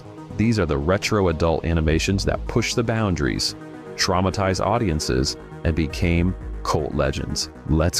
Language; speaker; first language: English; native; English